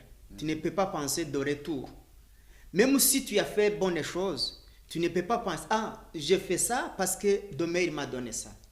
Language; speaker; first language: French; non-native, learner; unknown